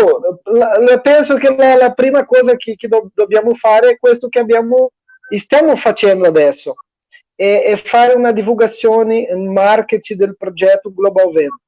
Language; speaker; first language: Italian; non-native, fluent; Portuguese